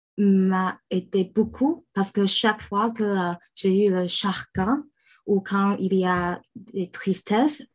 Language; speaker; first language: French; non-native, fluent; Chinese